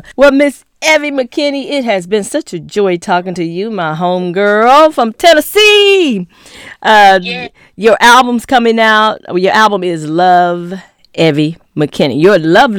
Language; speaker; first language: English; native; English